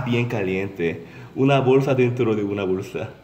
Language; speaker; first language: Spanish; non-native, learner; Korean